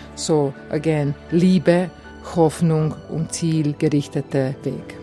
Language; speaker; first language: German; non-native, fluent; Croatian